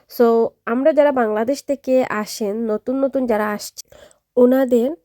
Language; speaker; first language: Bangla; non-native, local second language; Sylheti